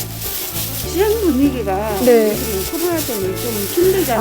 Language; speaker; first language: Korean; native; Korean